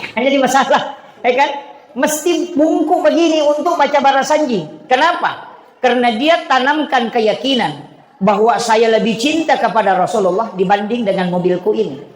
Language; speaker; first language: Indonesian; non-native, local second language; Buginese